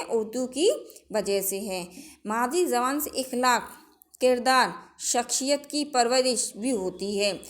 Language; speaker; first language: Urdu; native; Urdu